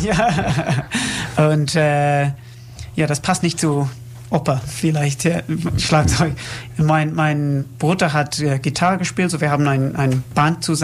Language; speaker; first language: German; non-native, learner; English